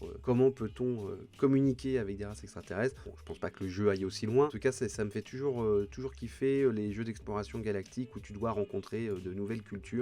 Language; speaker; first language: French; native; French